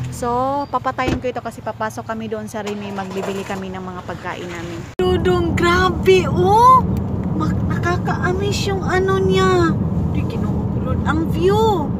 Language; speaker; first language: Filipino; native; Filipino